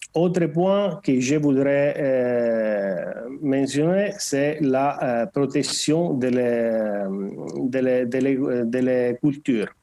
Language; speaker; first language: French; non-native, learner; Portuguese